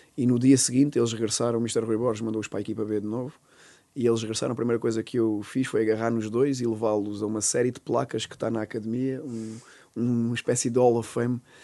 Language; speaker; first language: Portuguese; native; Portuguese